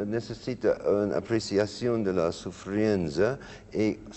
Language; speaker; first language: Spanish; non-native, learner; English